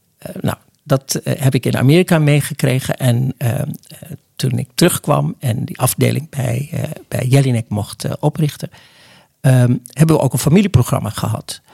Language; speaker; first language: Dutch; early bilingual, other home language; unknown